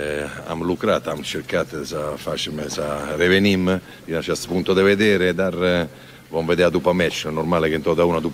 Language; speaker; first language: Romanian; non-native, fluent; Italian